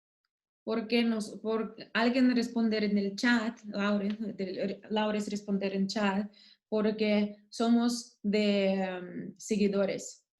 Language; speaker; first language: Spanish; non-native, learner; Russian